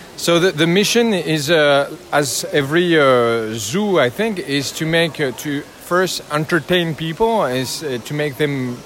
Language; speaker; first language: English; non-native, learner; French